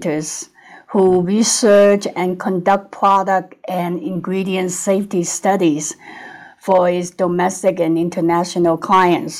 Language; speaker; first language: English; non-native, local second language; Cantonese